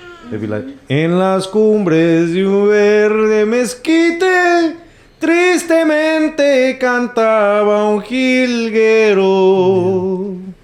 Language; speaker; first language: Spanish; early bilingual, heritage; Spanish